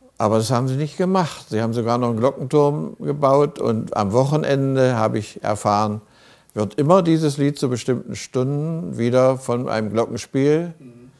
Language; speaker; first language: German; native; German